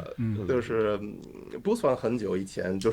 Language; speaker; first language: Chinese; non-native, learner; English